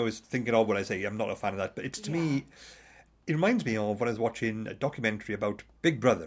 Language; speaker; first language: English; native; English